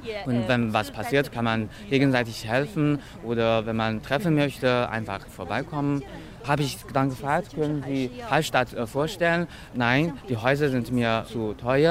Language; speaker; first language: German; non-native, fluent; Chinese